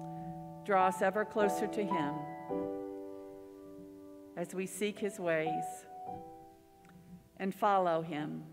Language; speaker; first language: English; native; English